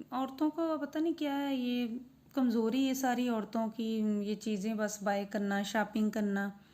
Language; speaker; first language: Urdu; non-native, local second language; Punjabi